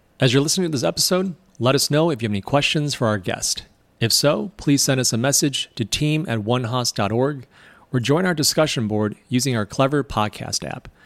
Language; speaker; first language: English; early bilingual, other home language; Chinese